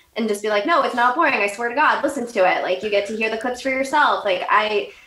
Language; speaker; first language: English; native; English